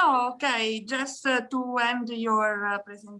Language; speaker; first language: English; non-native, fluent; Italian